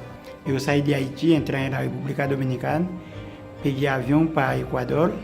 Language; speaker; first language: Portuguese; non-native, learner; Haitian Creole